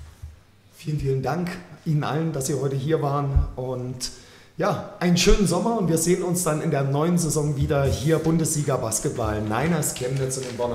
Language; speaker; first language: German; native; German